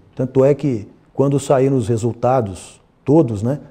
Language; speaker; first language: Portuguese; native; Portuguese